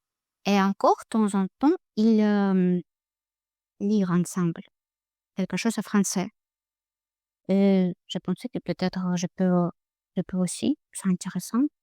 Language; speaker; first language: French; non-native, learner; Russian